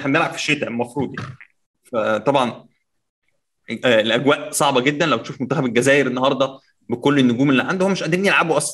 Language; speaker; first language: Arabic; native; Arabic